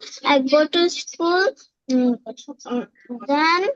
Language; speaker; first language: English; non-native, learner; Bangla